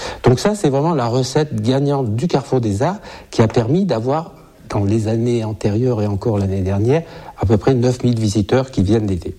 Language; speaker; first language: French; native; French